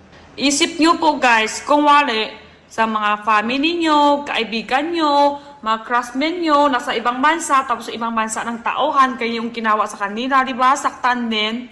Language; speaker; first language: Filipino; non-native, learner; Chinese